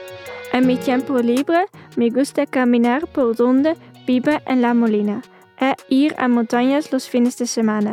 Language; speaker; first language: Spanish; non-native, fluent; Dutch